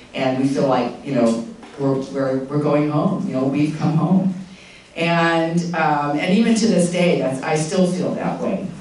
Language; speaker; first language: English; native; English